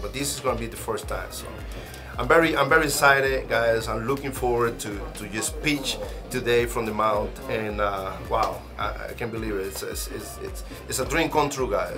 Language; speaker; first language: English; non-native, fluent; Spanish